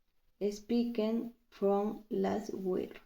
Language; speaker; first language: English; non-native, learner; Spanish